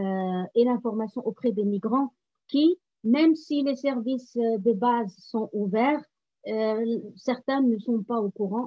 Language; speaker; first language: French; non-native, local second language; Arabic